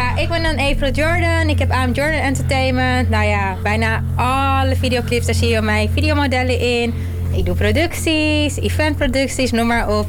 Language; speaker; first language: Dutch; native; Dutch